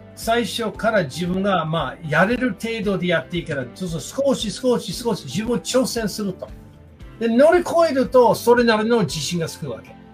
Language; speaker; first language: Japanese; non-native, fluent; English